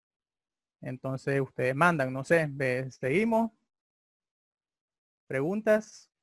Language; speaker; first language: Spanish; native; Spanish